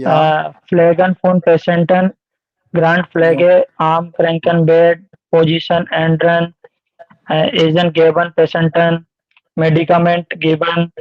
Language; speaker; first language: German; non-native, learner; Hindi